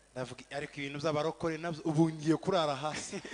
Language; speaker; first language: English; non-native, fluent; Kinyarwanda